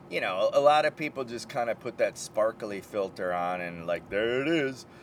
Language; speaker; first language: English; native; English